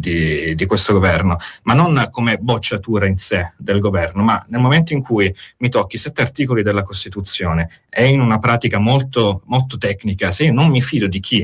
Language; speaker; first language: Italian; native; Italian